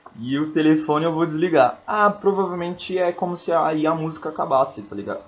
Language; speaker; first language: Portuguese; native; Portuguese